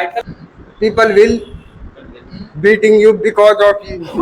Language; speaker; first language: English; non-native, learner; Hindi